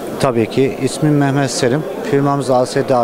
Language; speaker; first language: Turkish; native; Turkish